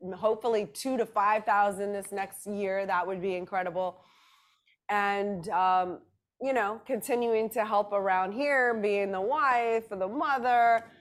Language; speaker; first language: English; native; English